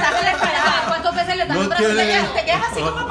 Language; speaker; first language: Spanish; native; Spanish